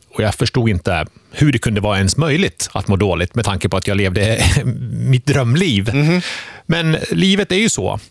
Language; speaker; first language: Swedish; native; Swedish